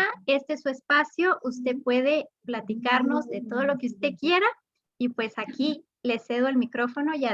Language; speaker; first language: Spanish; native; Spanish